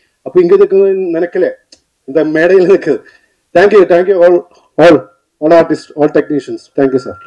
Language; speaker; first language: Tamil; non-native, learner; Malayalam